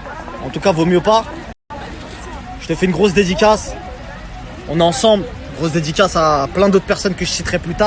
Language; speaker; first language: French; native; French